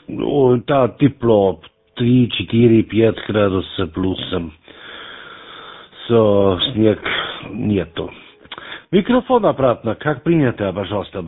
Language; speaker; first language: Russian; non-native, learner; German